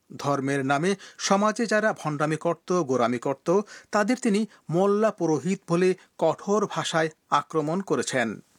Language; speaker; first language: Bangla; native; Bangla